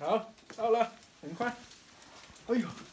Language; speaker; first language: Chinese; non-native, fluent; Indonesian